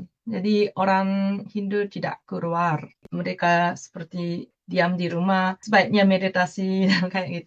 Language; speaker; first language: Indonesian; non-native, fluent; Japanese